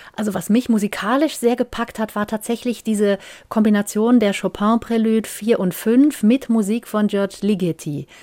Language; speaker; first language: German; native; German